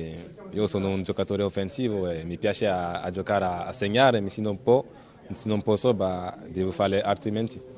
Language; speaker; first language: Italian; non-native, fluent; French